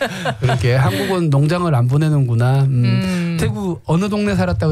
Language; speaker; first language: Korean; native; Korean